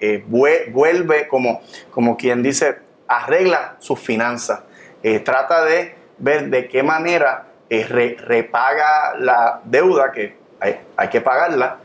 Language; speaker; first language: Spanish; native; Spanish